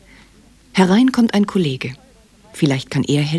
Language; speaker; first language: German; native; German